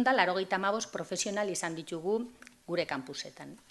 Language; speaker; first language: Basque; native; Basque